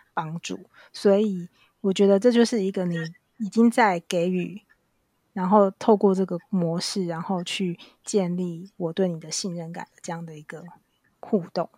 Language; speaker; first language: Chinese; native; Chinese